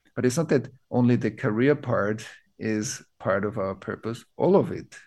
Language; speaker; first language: English; non-native, fluent; German